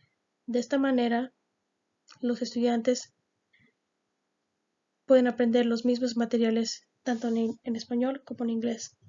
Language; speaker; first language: Spanish; early bilingual, heritage; Spanish